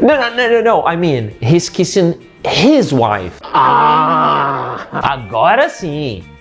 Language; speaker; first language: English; non-native, fluent; Portuguese